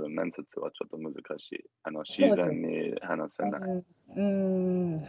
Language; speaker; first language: Japanese; non-native, learner; English